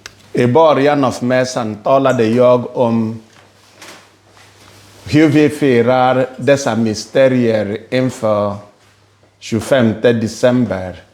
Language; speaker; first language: Swedish; non-native, fluent; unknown